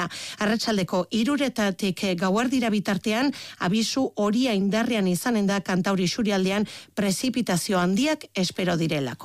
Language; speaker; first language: Basque; native; Basque